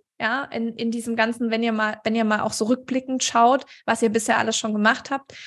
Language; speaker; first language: German; native; German